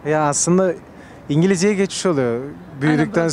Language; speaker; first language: Turkish; native; Turkish